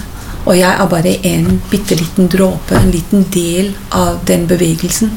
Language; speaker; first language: Norwegian; non-native, fluent; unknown